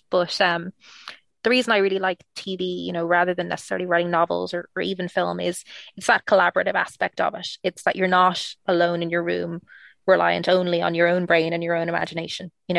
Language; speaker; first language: English; native; English